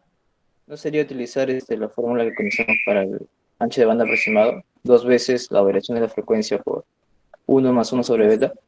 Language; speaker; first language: Spanish; native; Spanish